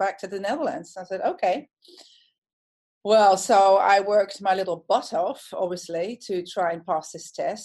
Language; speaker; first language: English; non-native, fluent; Dutch